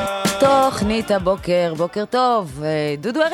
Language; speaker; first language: Hebrew; native; Hebrew